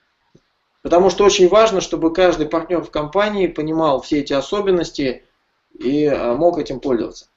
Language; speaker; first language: Russian; native; Russian